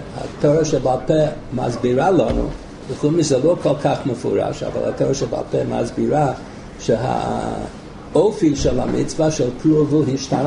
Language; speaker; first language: Hebrew; non-native, fluent; English